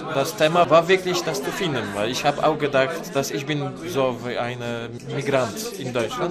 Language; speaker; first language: German; non-native, learner; Polish